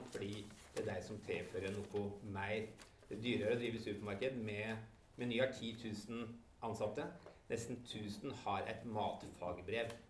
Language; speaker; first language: Norwegian; native; Norwegian